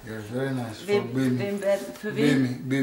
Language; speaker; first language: German; non-native, learner; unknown